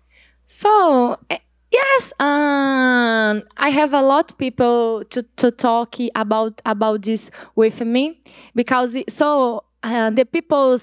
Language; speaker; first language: English; non-native, learner; Portuguese